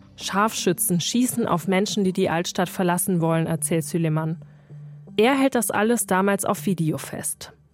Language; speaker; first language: German; native; German